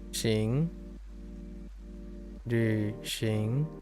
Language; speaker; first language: Chinese; non-native, learner; English